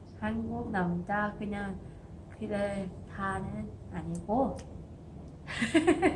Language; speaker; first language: Korean; non-native, learner; Thai